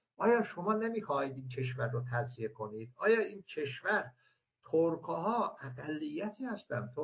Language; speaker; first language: Persian; non-native, local second language; Azerbaijani